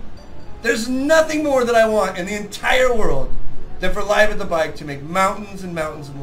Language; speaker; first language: English; native; English